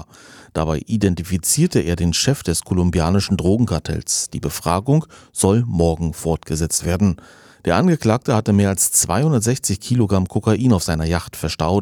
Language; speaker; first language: German; native; German